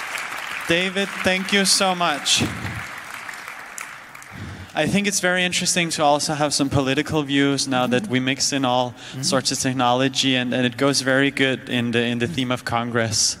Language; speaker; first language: English; non-native, fluent; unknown